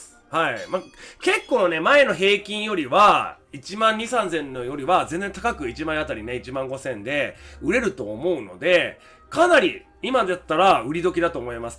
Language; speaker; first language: Japanese; native; Japanese